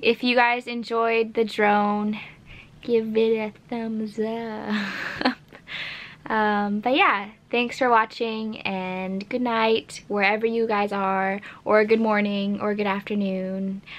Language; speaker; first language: English; native; English